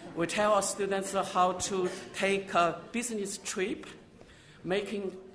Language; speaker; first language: English; non-native, fluent; Chinese